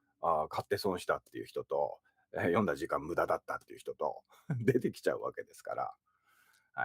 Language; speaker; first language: Japanese; native; Japanese